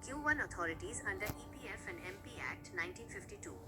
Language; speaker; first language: English; non-native, local second language; Marathi